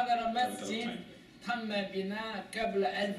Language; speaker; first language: Arabic; non-native, learner; Chinese